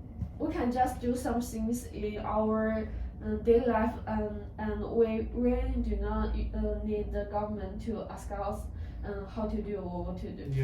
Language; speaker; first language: English; non-native, learner; Chinese